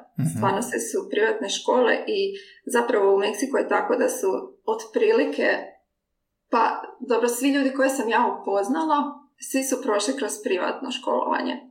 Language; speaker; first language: Croatian; native; Croatian